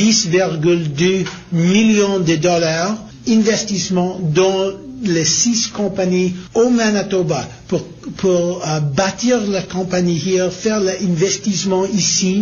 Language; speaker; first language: French; non-native, learner; English